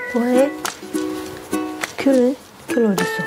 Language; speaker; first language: Korean; non-native, learner; Indonesian